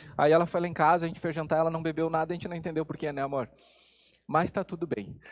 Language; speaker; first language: Portuguese; native; Portuguese